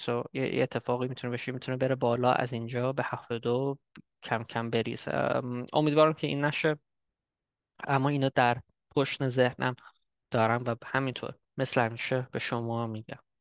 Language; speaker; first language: Persian; early bilingual, heritage; Persian